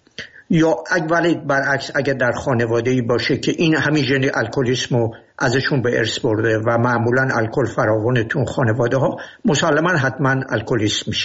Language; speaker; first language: Persian; native; Persian